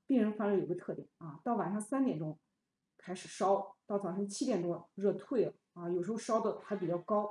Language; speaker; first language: Chinese; native; Chinese